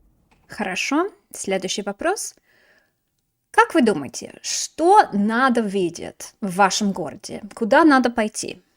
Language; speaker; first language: Russian; non-native, fluent; English